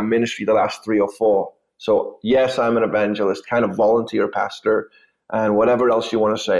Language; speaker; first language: English; native; English